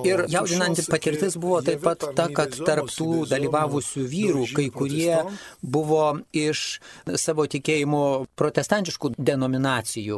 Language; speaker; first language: Lithuanian; non-native, fluent; Italian